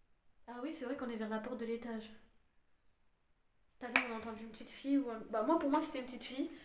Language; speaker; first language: French; native; French